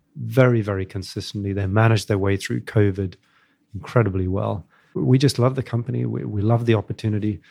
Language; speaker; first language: English; native; English